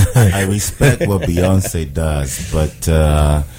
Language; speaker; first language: English; non-native, local second language; Ewe